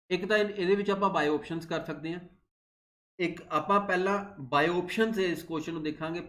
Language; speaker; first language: Hindi; non-native, local second language; Punjabi